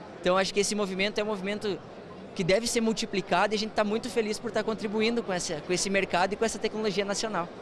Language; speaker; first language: Portuguese; native; Portuguese